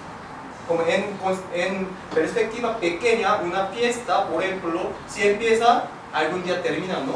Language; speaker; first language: Spanish; non-native, fluent; Korean